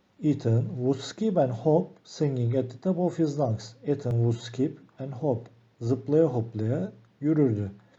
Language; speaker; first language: English; non-native, fluent; Turkish